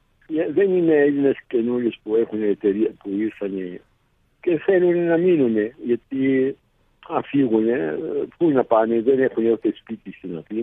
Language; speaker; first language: Greek; early bilingual, heritage; Greek